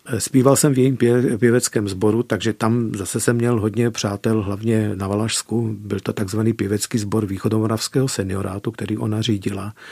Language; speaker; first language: Czech; early bilingual, heritage; Czech